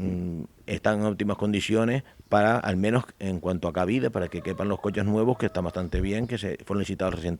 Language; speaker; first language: Spanish; native; Spanish